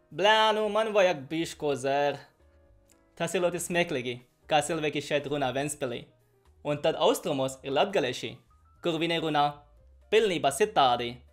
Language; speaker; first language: Latvian; non-native, fluent; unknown